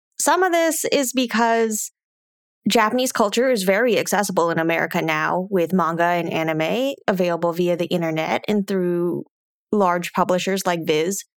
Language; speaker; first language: English; native; English